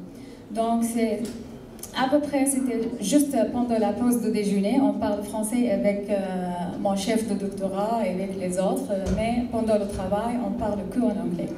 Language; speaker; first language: French; non-native, fluent; Arabic